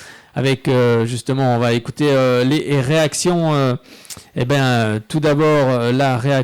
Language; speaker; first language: French; native; French